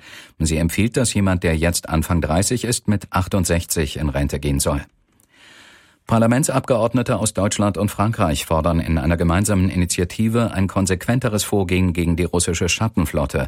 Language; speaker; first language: German; native; German